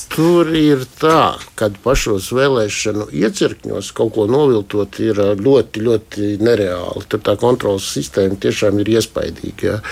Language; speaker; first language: Latvian; native; Latvian